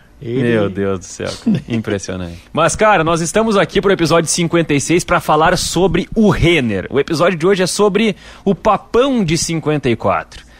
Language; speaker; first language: Portuguese; native; Portuguese